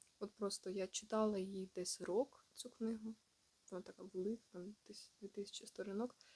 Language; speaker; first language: Ukrainian; non-native, local second language; Russian